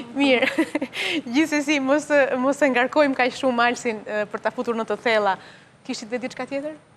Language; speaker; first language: Albanian; native; Albanian